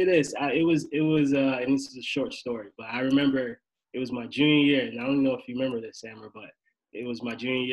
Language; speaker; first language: English; native; English